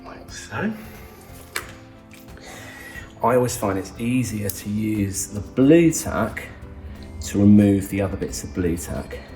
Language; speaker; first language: English; native; English